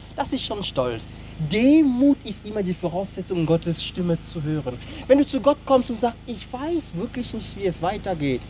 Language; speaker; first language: German; non-native, fluent; French